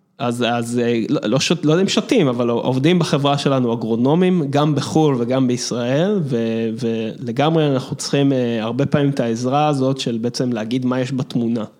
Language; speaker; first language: Hebrew; early bilingual, other home language; English